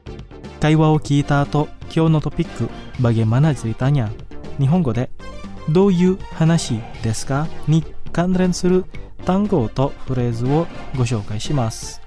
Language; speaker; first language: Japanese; non-native, fluent; Indonesian